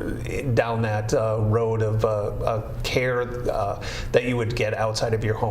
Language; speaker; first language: English; native; English